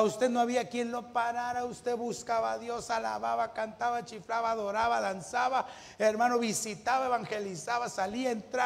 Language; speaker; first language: Spanish; native; Spanish